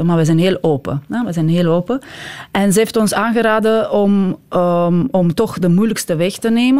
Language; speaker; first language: Dutch; non-native, fluent; Romanian